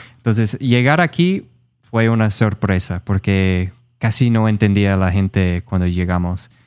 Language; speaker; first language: Spanish; non-native, fluent; English